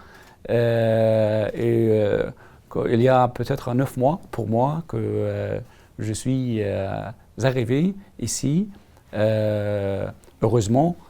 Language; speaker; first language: French; non-native, learner; Arabic